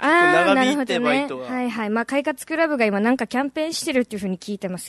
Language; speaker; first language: Japanese; native; Japanese